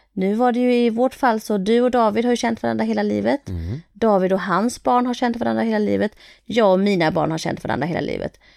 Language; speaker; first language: Swedish; early bilingual, other home language; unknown